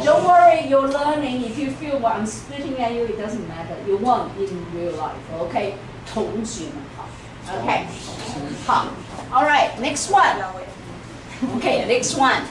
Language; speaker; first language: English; non-native, fluent; Chinese